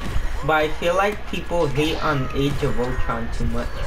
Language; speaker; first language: English; native; English